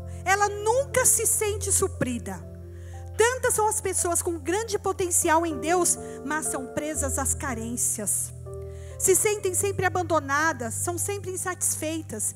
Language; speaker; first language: Portuguese; native; Portuguese